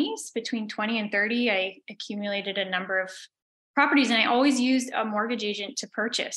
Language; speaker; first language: English; native; English